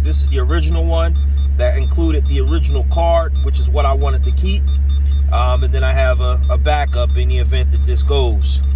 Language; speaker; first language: English; native; English